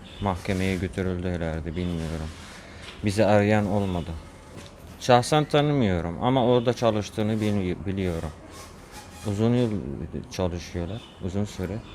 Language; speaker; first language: Turkish; non-native, fluent; Arabic